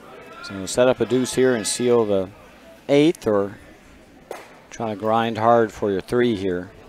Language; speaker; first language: English; native; English